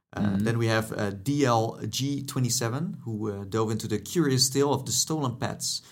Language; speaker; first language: English; non-native, fluent; Dutch